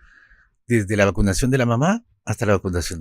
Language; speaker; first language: Spanish; native; Spanish